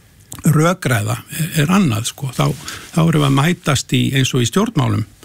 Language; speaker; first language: Icelandic; native; Icelandic